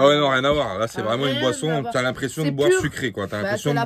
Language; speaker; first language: French; native; French